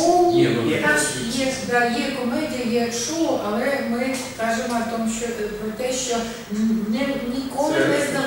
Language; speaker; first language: Ukrainian; non-native, local second language; Russian